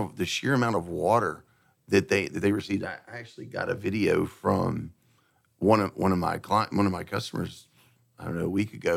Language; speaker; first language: English; native; English